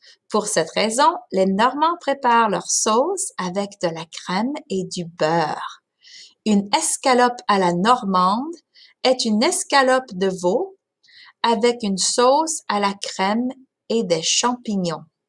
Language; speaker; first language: French; non-native, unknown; English